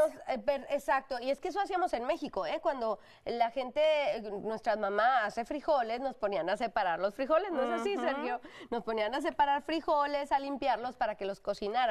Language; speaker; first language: Spanish; native; Spanish